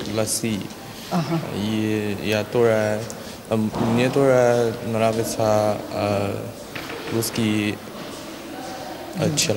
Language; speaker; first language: Russian; non-native, learner; Chinese